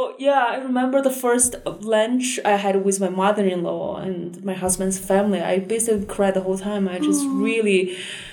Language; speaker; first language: English; non-native, fluent; Chinese